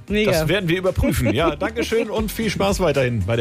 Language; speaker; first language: German; native; German